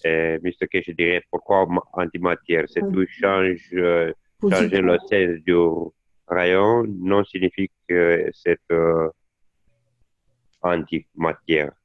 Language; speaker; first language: French; non-native, learner; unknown